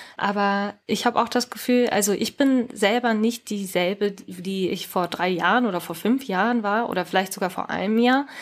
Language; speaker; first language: German; early bilingual, other home language; Japanese